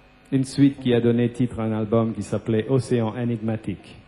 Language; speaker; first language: French; native; French